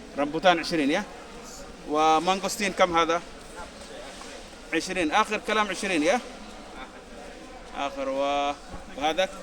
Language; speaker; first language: Arabic; non-native, learner; Somali